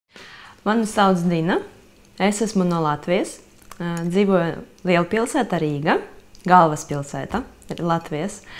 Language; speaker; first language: Latvian; non-native, local second language; Russian